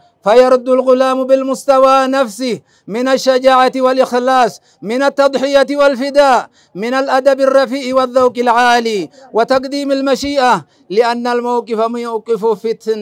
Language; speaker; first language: Arabic; non-native, fluent; Oromo